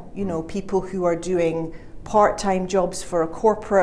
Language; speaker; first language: English; native; English